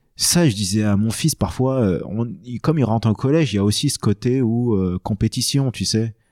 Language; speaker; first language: French; native; French